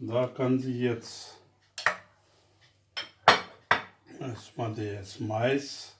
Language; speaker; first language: German; non-native, fluent; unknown